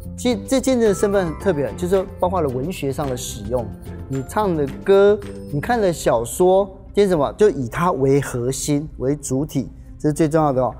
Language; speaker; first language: Chinese; native; Chinese